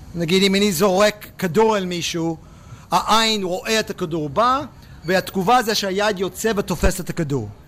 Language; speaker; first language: Hebrew; non-native, fluent; English